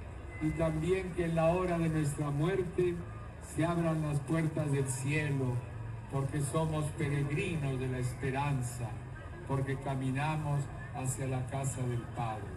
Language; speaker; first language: Spanish; native; Spanish